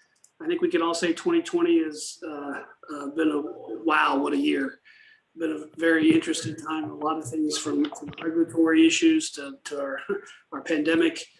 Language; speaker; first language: English; native; English